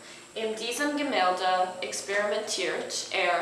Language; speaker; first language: German; non-native, learner; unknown